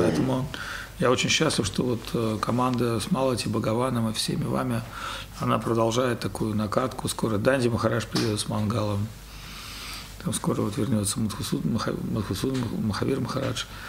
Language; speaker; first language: Russian; native; Russian